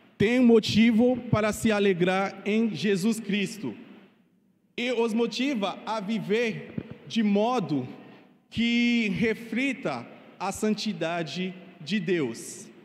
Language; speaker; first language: Portuguese; non-native, fluent; Haitian Creole